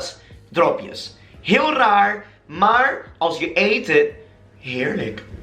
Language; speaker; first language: Dutch; non-native, learner; English